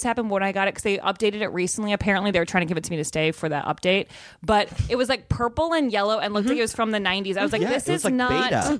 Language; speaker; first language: English; native; English